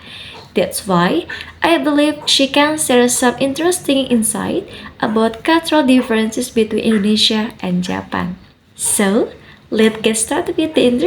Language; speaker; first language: English; non-native, learner; Indonesian